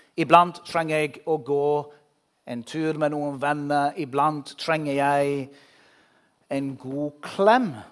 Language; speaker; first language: Norwegian; non-native, fluent; English